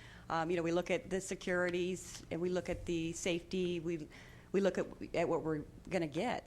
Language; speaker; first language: English; native; English